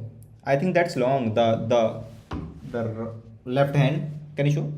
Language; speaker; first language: English; non-native, learner; Hindi